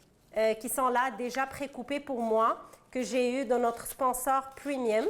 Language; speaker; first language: French; non-native, local second language; Arabic